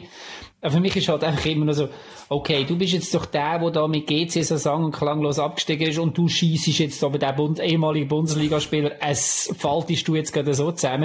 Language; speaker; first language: German; native; German